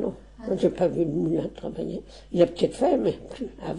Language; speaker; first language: French; non-native, local second language; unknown